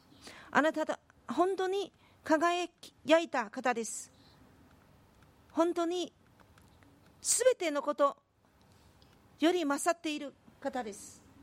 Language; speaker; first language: Japanese; non-native, fluent; Korean